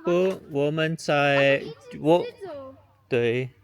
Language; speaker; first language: Chinese; non-native, learner; German